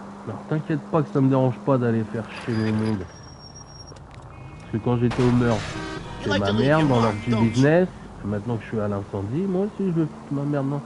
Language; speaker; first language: French; native; French